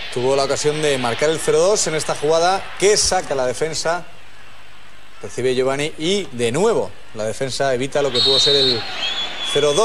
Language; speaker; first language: Spanish; native; Spanish